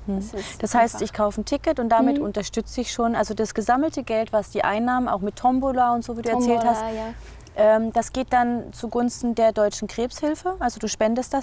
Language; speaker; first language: German; native; German